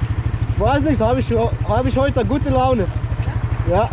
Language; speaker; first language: German; non-native, learner; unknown